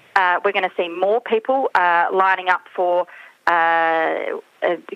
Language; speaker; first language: English; native; English